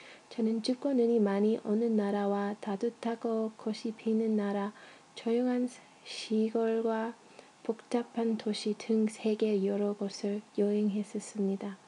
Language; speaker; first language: Korean; non-native, learner; English